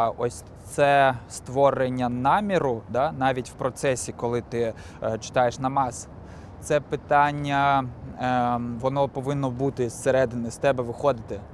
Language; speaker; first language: Ukrainian; non-native, local second language; Russian